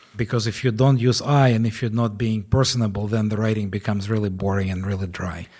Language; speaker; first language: English; non-native, fluent; Ukrainian